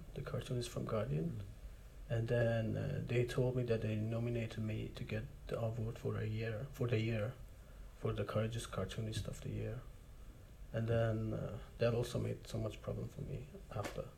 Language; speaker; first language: English; non-native, fluent; Persian